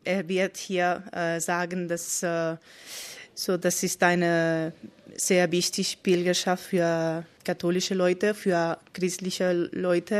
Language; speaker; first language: German; non-native, fluent; Spanish